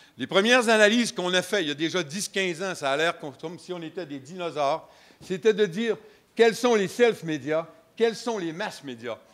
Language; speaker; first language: French; native; French